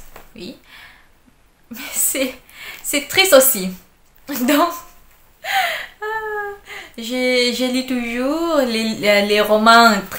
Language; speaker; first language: French; non-native, learner; Malay